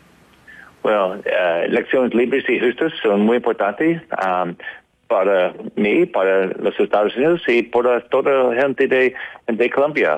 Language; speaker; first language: Spanish; non-native, learner; English